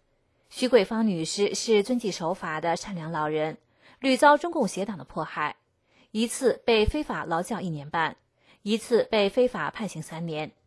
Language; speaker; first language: Chinese; native; Chinese